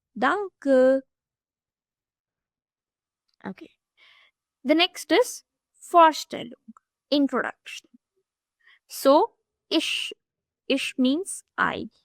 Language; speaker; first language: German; non-native, fluent; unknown